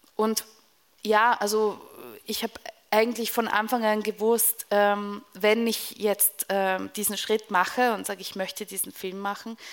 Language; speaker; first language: German; non-native, fluent; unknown